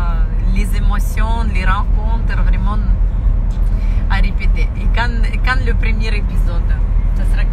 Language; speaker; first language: French; non-native, fluent; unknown